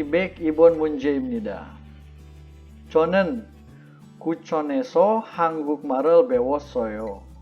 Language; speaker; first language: Korean; non-native, learner; Indonesian